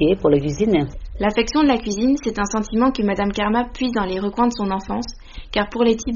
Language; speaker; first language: French; native; French